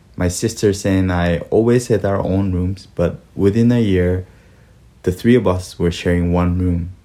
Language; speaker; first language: English; early bilingual, other home language; Korean